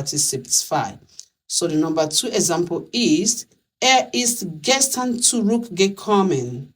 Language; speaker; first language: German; non-native, fluent; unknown